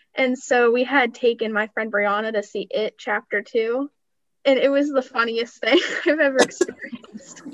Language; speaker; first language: English; native; English